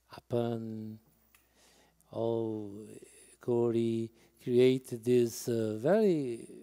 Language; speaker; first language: English; non-native, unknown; Portuguese